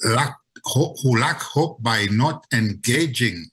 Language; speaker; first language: English; non-native, fluent; Seselwa Creole French